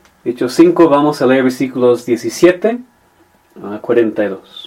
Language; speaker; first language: Spanish; non-native, fluent; English